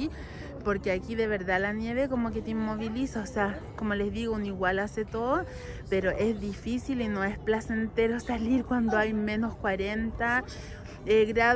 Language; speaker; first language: Spanish; native; Spanish